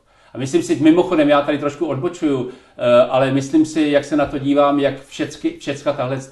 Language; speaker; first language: Czech; native; Czech